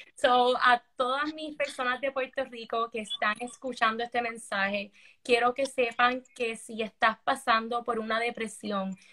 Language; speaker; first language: Spanish; native; Spanish